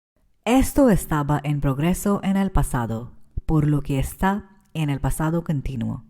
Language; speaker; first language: Spanish; non-native, fluent; English